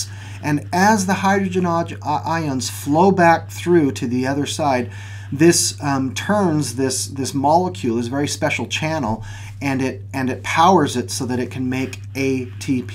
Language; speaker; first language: English; native; English